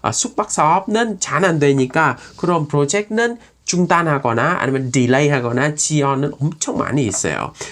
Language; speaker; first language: Korean; non-native, fluent; Vietnamese